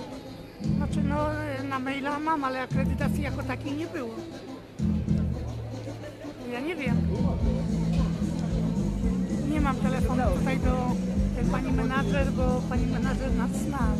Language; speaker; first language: Polish; native; Polish